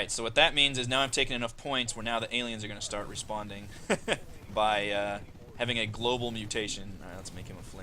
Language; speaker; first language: English; native; English